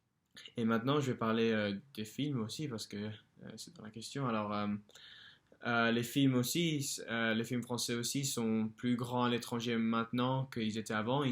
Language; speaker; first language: French; non-native, fluent; English